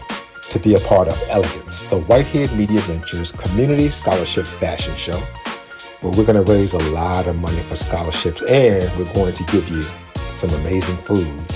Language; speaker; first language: English; native; English